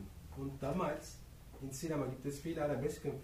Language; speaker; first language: German; non-native, learner; Turkish